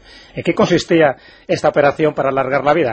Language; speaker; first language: Spanish; native; Spanish